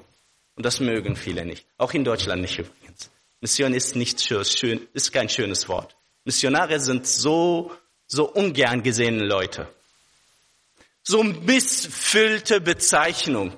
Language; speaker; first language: German; non-native, fluent; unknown